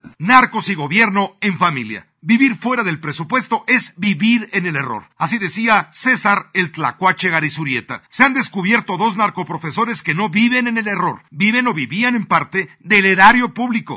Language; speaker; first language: Spanish; native; Spanish